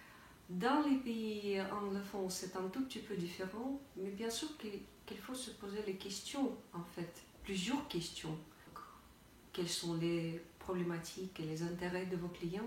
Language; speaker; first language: French; non-native, fluent; Russian